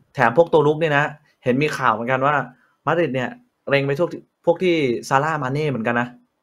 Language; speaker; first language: Thai; native; Thai